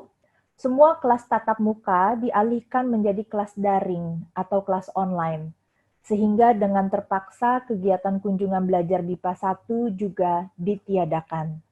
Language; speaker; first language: Indonesian; native; Indonesian